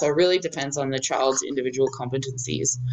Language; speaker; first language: English; native; English